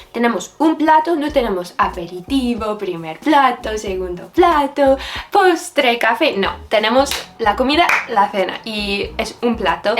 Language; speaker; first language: Spanish; non-native, fluent; English